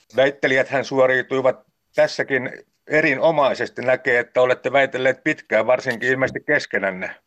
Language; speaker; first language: Finnish; native; Finnish